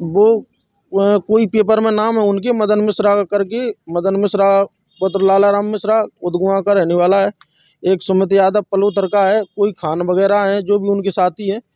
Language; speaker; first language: Hindi; native; Hindi